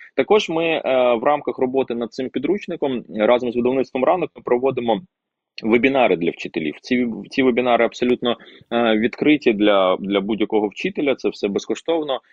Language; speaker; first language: Ukrainian; non-native, local second language; Russian